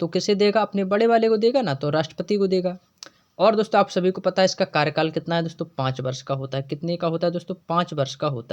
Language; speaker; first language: Hindi; native; Hindi